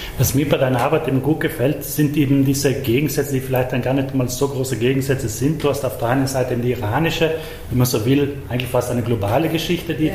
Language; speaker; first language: German; native; German